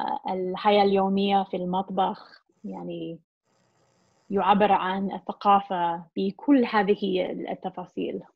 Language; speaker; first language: Arabic; non-native, fluent; English